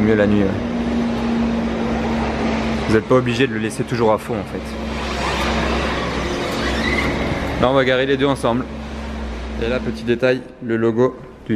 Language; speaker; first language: French; native; French